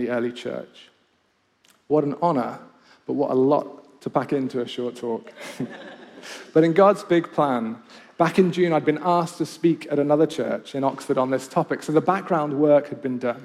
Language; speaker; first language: English; native; English